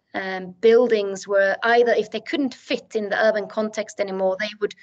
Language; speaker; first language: English; non-native, fluent; Swedish